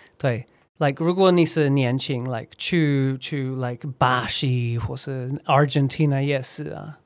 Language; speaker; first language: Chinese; non-native, fluent; English